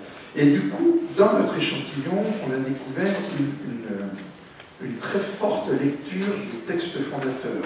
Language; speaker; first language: French; native; French